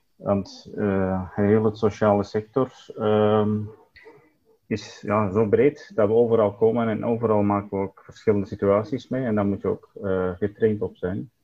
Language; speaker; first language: Dutch; non-native, fluent; Turkish